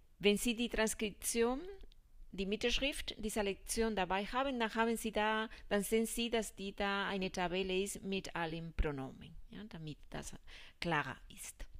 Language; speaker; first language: German; non-native, fluent; Spanish